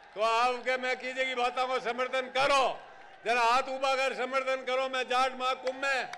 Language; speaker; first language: Hindi; native; Hindi